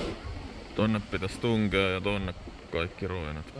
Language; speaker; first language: Finnish; native; Finnish